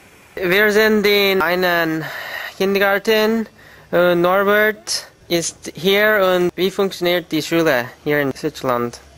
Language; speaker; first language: German; non-native, learner; English